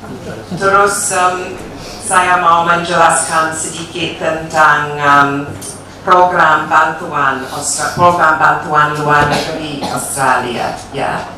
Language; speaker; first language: Indonesian; non-native, fluent; English